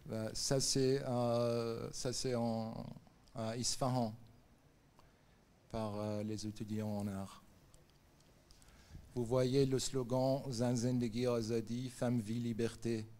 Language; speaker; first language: French; non-native, fluent; Persian